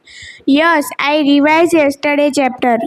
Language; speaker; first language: English; non-native, learner; Gujarati